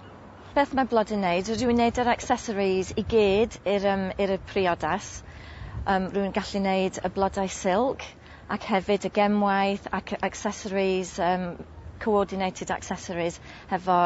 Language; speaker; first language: Welsh; non-native, local second language; English